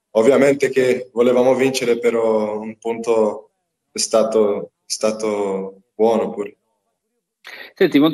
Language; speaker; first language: Italian; non-native, learner; Portuguese